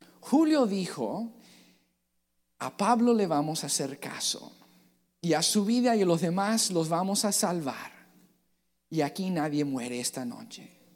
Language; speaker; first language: Spanish; native; Spanish